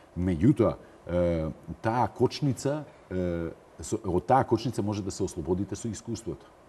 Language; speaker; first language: Macedonian; native; Macedonian